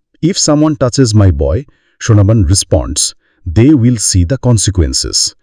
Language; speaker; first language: English; non-native, local second language; Bangla